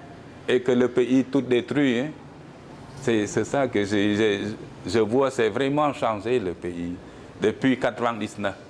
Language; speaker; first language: French; non-native, learner; Khmer